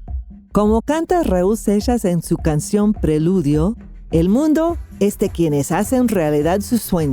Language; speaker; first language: Spanish; non-native, fluent; English